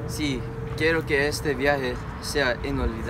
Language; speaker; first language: Spanish; non-native, learner; English